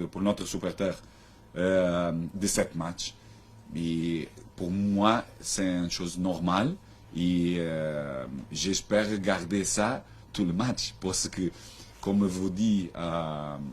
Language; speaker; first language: French; non-native, learner; Portuguese